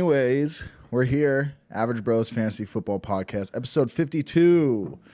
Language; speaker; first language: English; native; English